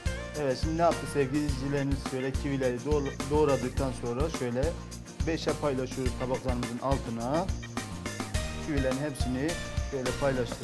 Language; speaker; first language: Turkish; native; Turkish